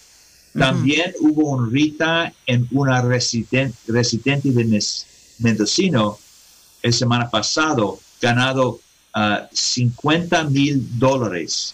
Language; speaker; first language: Spanish; non-native, learner; English